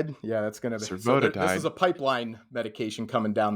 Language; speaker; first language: English; native; English